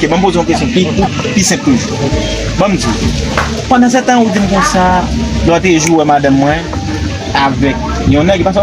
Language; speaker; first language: Haitian Creole; native; Haitian Creole